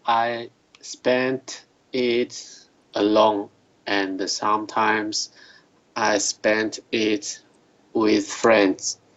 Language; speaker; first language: English; non-native, learner; Chinese